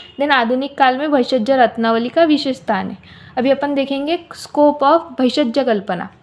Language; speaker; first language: Hindi; non-native, local second language; Marathi